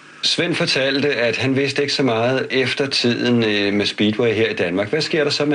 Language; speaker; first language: Danish; native; Danish